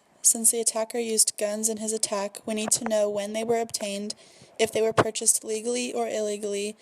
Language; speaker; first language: English; native; English